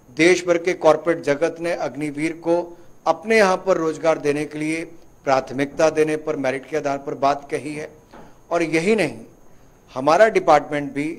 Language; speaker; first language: Hindi; native; Hindi